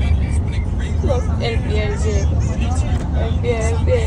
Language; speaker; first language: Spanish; early bilingual, heritage; English